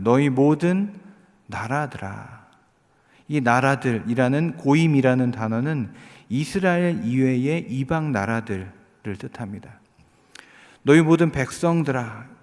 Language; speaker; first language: Korean; native; Korean